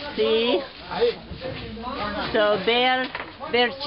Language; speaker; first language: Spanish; non-native, learner; English